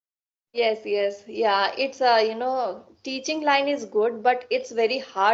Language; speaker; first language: English; non-native, learner; Assamese